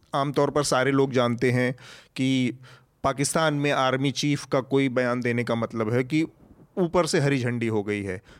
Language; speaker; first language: Hindi; native; Hindi